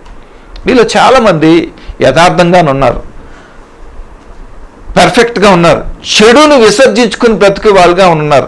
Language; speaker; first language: Telugu; native; Telugu